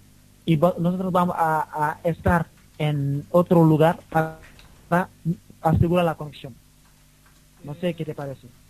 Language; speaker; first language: Spanish; non-native, learner; Wolof